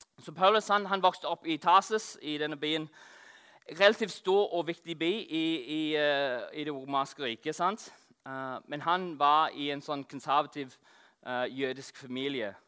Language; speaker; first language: Norwegian; non-native, fluent; English